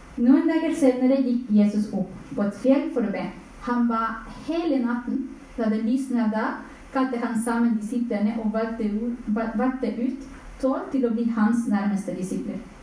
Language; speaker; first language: Norwegian; non-native, fluent; Spanish